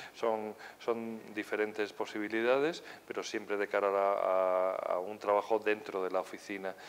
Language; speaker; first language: Spanish; native; Spanish